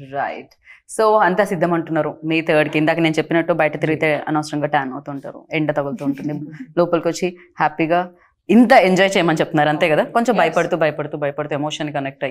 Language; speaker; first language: Telugu; native; Telugu